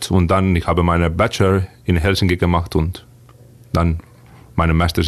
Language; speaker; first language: German; non-native, fluent; Finnish